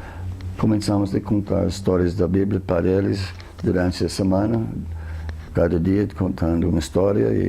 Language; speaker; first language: Portuguese; non-native, fluent; English